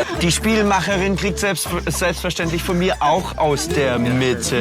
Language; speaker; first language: German; native; German